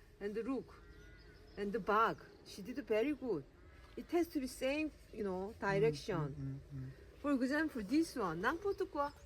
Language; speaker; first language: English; non-native, learner; Korean